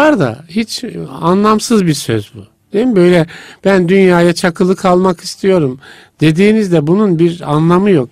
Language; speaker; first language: Turkish; native; Turkish